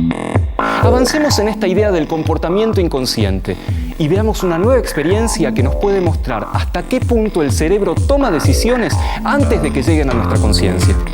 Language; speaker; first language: Spanish; native; Spanish